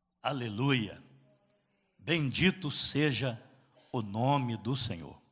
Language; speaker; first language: Portuguese; native; Portuguese